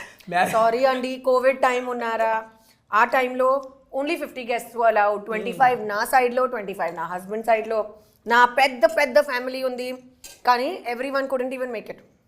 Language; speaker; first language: Telugu; non-native, local second language; Hindi